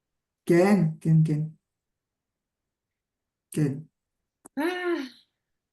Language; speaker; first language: Hebrew; non-native, learner; French